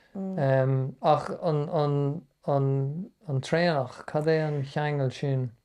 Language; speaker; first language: Irish; native; Irish